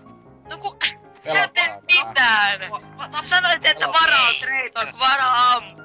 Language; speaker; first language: Finnish; native; Finnish